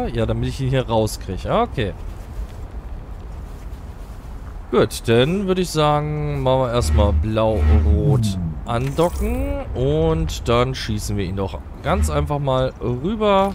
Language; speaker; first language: German; native; German